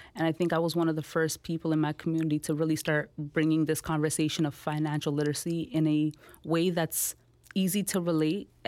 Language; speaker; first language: English; native; English